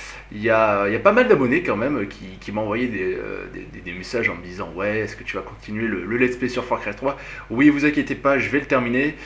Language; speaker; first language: French; native; French